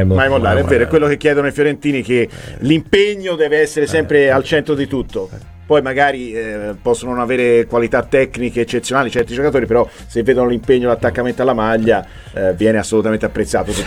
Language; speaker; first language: Italian; native; Italian